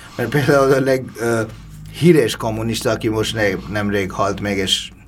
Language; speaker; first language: Hungarian; non-native, fluent; Bangla